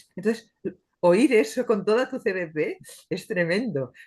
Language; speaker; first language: Spanish; native; Spanish